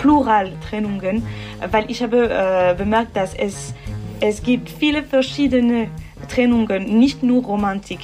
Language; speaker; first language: German; non-native, learner; French